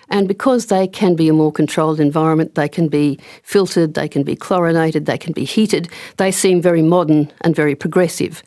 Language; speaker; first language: English; native; English